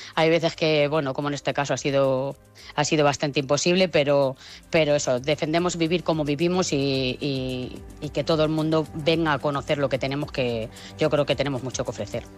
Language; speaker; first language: Spanish; native; Spanish